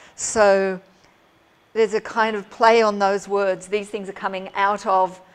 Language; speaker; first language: English; native; English